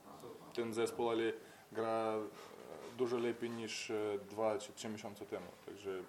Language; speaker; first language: Polish; non-native, fluent; Belarusian